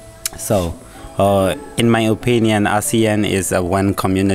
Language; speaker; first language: English; non-native, learner; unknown